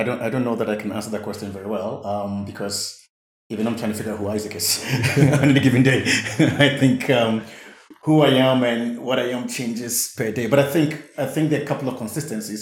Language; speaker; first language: English; non-native, local second language; Akan